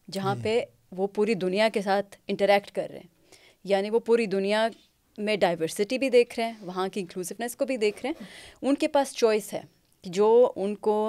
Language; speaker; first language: Urdu; non-native, local second language; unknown